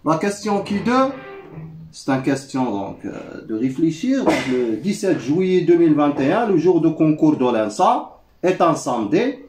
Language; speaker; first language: French; non-native, local second language; Arabic